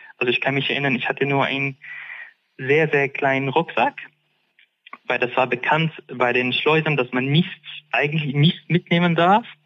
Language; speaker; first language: German; non-native, fluent; Arabic